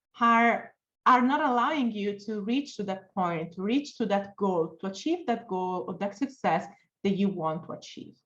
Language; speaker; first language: English; non-native, fluent; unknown